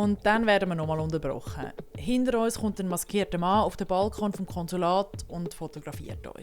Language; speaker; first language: German; native; German